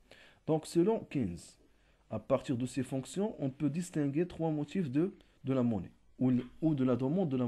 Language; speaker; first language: French; non-native, local second language; Arabic